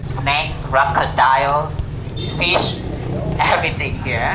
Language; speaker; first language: English; non-native, learner; Vietnamese